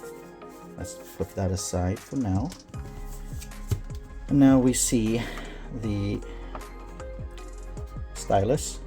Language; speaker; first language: English; native; English